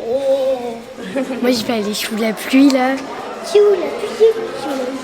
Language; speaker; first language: French; native; French